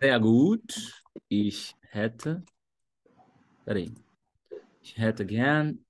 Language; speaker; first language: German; non-native, fluent; Portuguese